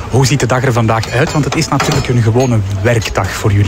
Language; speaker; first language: Dutch; native; Dutch